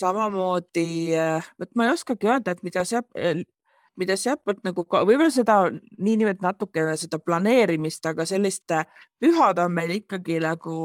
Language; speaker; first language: Estonian; native; Estonian